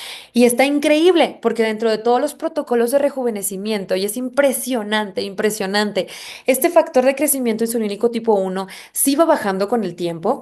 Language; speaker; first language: Spanish; native; Spanish